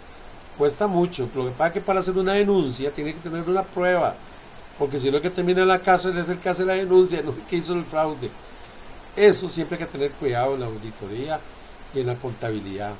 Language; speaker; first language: Spanish; native; Spanish